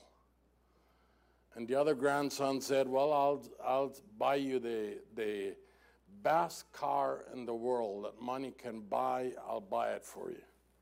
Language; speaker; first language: English; non-native, fluent; German